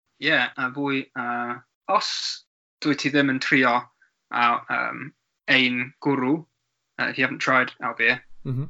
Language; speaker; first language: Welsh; non-native, learner; English